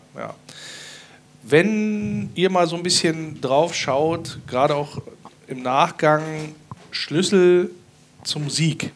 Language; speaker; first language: German; native; German